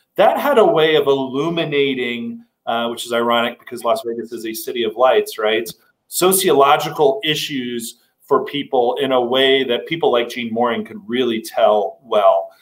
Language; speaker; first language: English; native; English